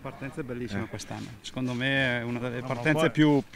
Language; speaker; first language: Italian; native; Italian